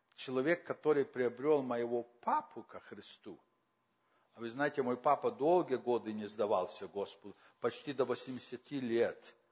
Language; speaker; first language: Russian; early bilingual, heritage; Russian